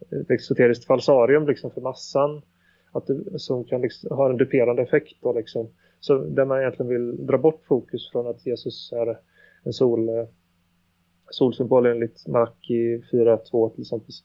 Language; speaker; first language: Swedish; native; Swedish